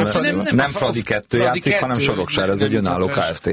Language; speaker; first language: Hungarian; native; Hungarian